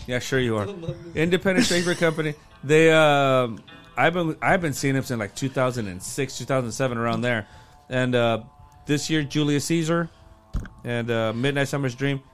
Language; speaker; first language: English; native; English